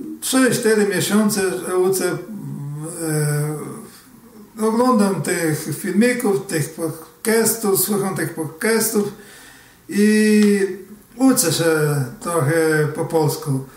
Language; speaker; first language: Polish; early bilingual, heritage; Portuguese